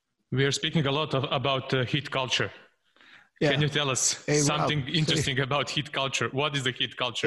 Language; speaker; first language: English; non-native, fluent; Serbian